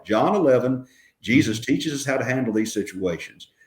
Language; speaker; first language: English; native; English